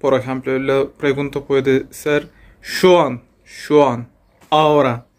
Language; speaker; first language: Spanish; non-native, fluent; Turkish